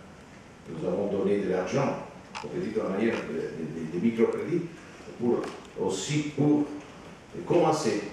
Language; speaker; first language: French; non-native, fluent; Italian